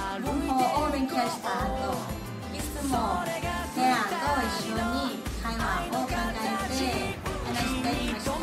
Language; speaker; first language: Japanese; non-native, learner; Thai